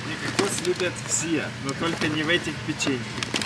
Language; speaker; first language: Russian; native; Russian